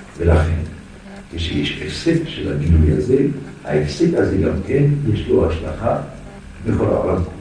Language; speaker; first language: Hebrew; non-native, fluent; French